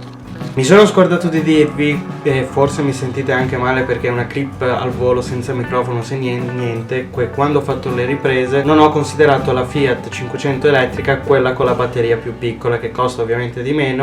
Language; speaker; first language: Italian; native; Italian